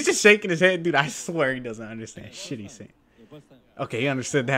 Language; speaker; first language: English; native; English